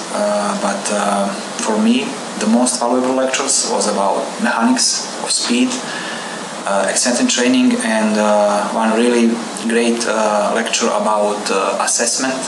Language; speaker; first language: English; non-native, learner; Serbian